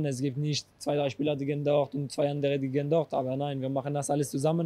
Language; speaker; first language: German; non-native, local second language; French